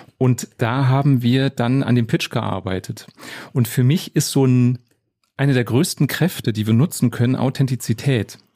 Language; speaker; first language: German; native; German